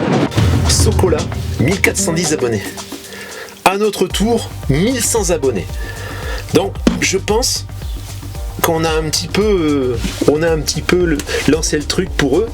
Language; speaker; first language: French; native; French